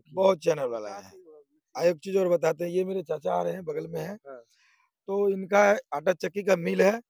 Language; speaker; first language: Hindi; native; Hindi